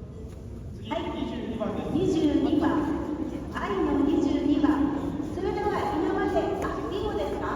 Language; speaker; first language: Japanese; native; Japanese